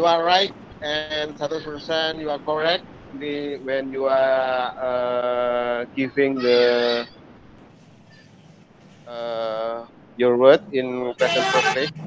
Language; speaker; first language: English; non-native, learner; Indonesian